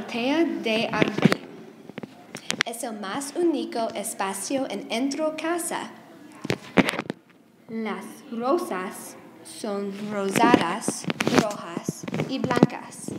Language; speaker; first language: Spanish; non-native, learner; English